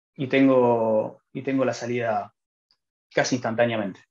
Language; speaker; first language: Spanish; native; Spanish